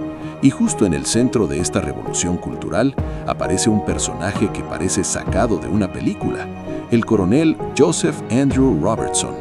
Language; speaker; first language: Spanish; native; Spanish